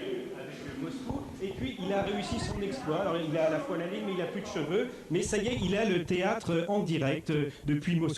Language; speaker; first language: French; native; French